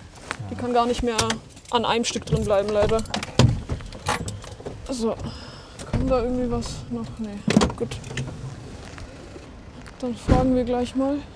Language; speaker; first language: German; native; German